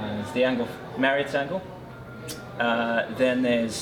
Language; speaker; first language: English; native; English